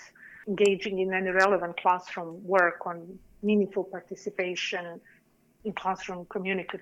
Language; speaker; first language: English; non-native, fluent; Serbian